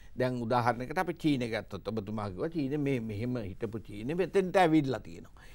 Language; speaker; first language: Sinhala; native; Sinhala